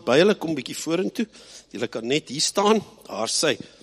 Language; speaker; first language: Afrikaans; early bilingual, heritage; Afrikaans